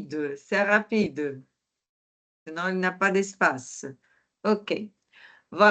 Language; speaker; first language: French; non-native, fluent; Portuguese